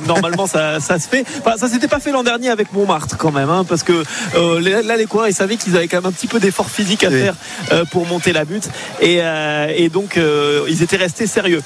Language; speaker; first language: French; native; French